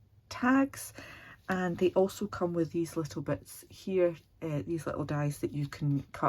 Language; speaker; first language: English; native; English